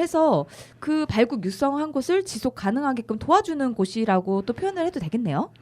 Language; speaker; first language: Korean; native; Korean